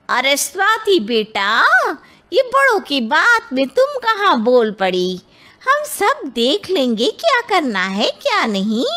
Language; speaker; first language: Hindi; native; Hindi